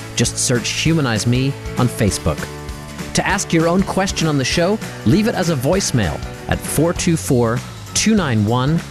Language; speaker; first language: English; native; English